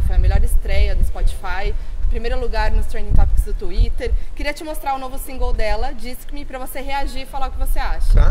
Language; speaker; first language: Portuguese; native; Portuguese